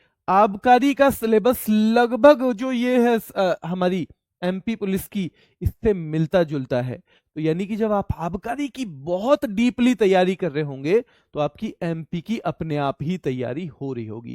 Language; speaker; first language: Hindi; native; Hindi